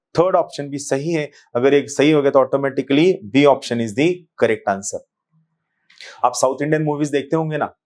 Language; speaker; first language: Hindi; non-native, local second language; Marathi